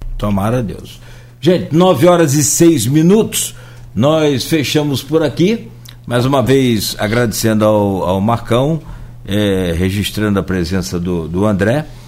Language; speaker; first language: Portuguese; native; Portuguese